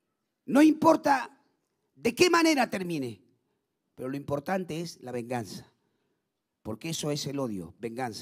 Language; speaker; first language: Spanish; native; Spanish